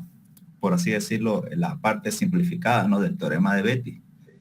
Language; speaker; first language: Spanish; native; Spanish